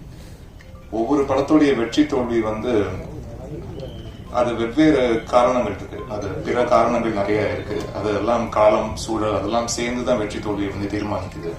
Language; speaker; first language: Tamil; native; Tamil